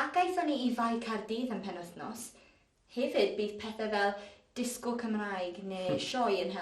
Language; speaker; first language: Welsh; non-native, local second language; English